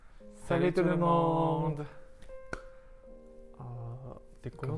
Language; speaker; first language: French; non-native, learner; Korean